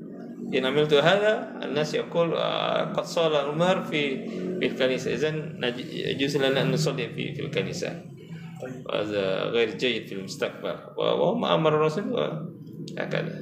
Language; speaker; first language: Arabic; non-native, fluent; Indonesian